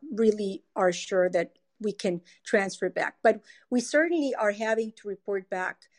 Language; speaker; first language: English; non-native, fluent; Spanish